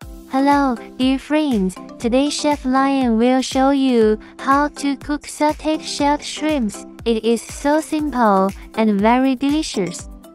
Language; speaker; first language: English; non-native, learner; Chinese